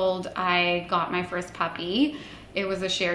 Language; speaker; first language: English; non-native, local second language; Hindi